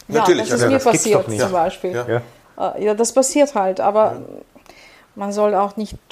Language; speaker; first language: German; non-native, fluent; Serbian